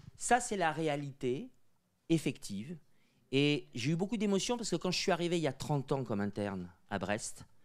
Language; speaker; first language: French; native; French